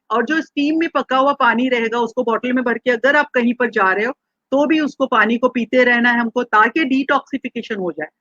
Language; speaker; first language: Hindi; non-native, local second language; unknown